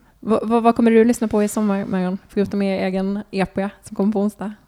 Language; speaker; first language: Swedish; native; Swedish